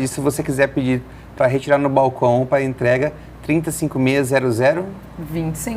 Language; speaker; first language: Portuguese; native; Portuguese